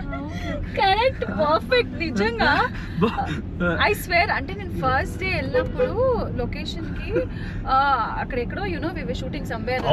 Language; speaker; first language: Telugu; native; Telugu